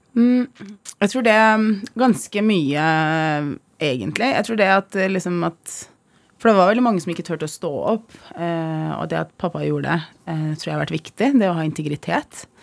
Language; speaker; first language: Norwegian; early bilingual, other home language; Arabic